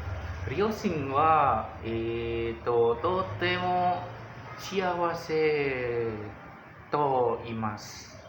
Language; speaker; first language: Japanese; non-native, learner; Indonesian